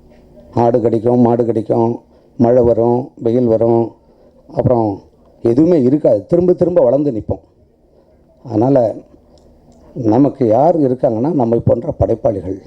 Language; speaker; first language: Tamil; native; Tamil